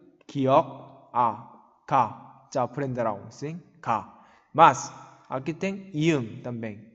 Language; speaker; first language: Portuguese; non-native, learner; Korean